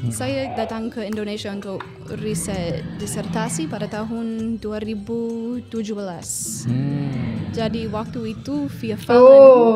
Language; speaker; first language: Indonesian; non-native, fluent; English